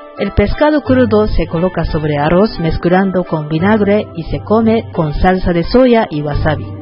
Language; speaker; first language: Spanish; non-native, learner; Japanese